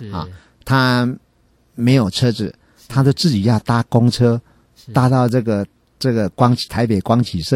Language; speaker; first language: Chinese; native; Chinese